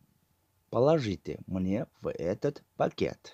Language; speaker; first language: Russian; non-native, learner; Tajik